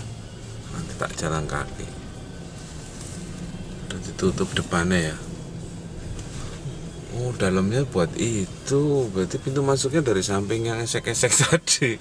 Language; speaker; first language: Indonesian; native; Indonesian